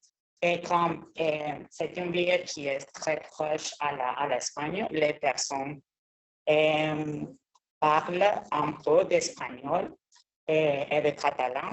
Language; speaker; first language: French; non-native, learner; Spanish